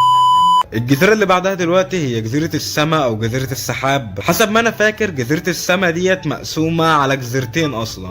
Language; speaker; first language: Arabic; native; Arabic